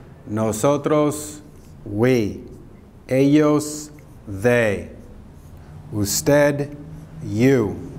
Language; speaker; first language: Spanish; non-native, fluent; English